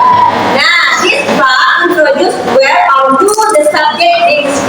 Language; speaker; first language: English; non-native, fluent; Indonesian